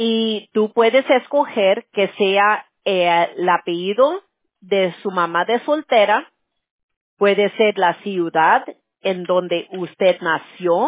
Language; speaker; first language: Spanish; early bilingual, heritage; English